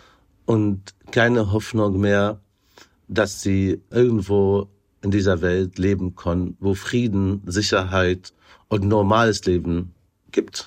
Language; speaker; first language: German; non-native, fluent; Arabic